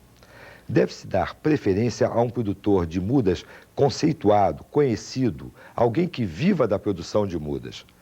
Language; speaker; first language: Portuguese; native; Portuguese